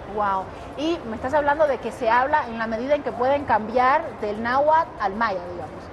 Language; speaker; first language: Spanish; native; Spanish